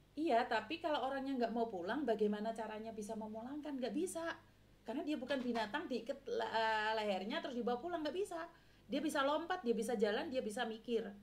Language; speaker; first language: Indonesian; non-native, local second language; Javanese